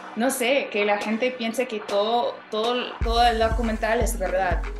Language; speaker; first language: Spanish; non-native, fluent; English